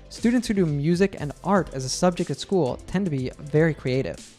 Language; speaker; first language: English; native; English